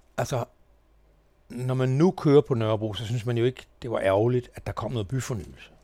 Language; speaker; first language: Danish; native; Danish